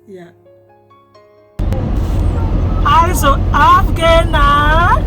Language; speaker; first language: German; non-native, learner; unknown